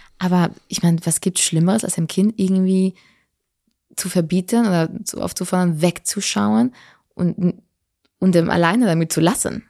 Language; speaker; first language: German; non-native, fluent; Spanish